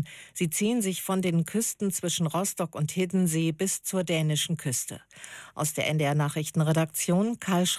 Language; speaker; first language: German; native; German